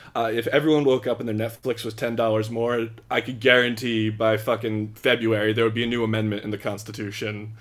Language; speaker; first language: English; native; English